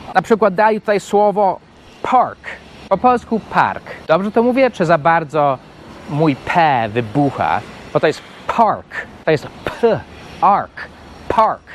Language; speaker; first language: Polish; non-native, fluent; English